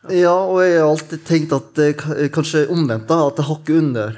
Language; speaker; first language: Norwegian; native; Norwegian